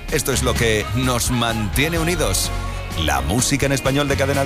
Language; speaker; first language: Spanish; native; Spanish